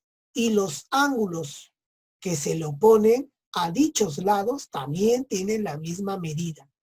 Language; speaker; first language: Spanish; native; Spanish